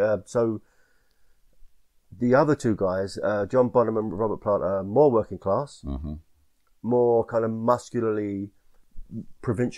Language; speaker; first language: English; native; English